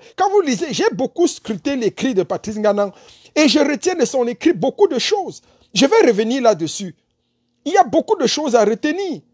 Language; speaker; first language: French; native; French